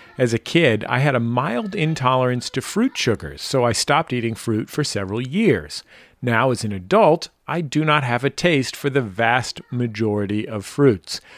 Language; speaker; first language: English; native; English